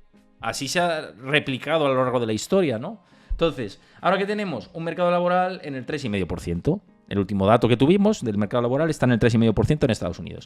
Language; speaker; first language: Spanish; native; Spanish